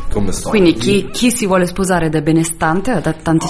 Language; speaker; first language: Italian; native; Italian